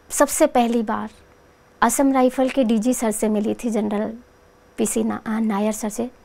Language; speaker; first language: Hindi; native; Hindi